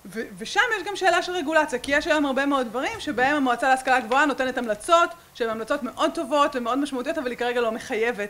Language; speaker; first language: Hebrew; native; Hebrew